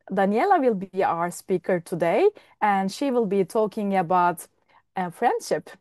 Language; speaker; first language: English; non-native, fluent; Turkish